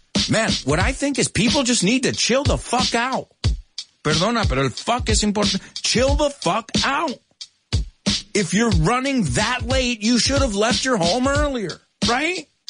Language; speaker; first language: English; early bilingual, other home language; Spanish